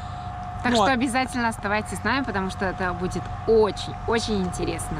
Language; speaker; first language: Russian; native; Russian